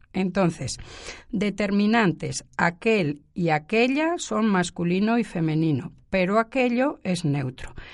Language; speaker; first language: Spanish; native; Spanish